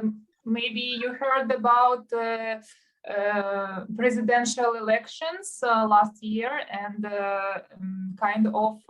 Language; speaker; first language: English; non-native, fluent; Belarusian